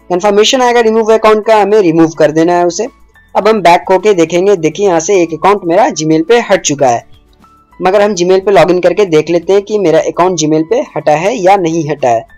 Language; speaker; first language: Hindi; native; Hindi